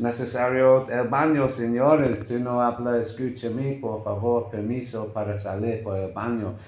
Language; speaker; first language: Spanish; non-native, learner; English